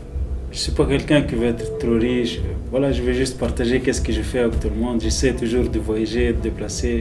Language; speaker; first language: French; non-native, local second language; Arabic